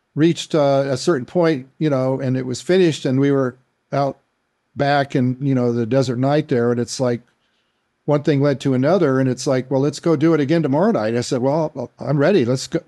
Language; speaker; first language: English; native; English